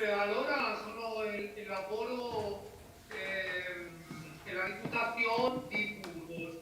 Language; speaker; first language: Italian; non-native, learner; Spanish